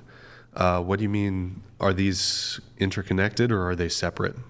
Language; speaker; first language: English; native; English